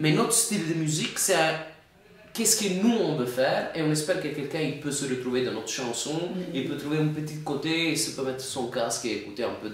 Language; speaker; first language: French; non-native, fluent; Italian